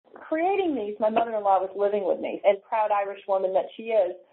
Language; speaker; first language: English; native; English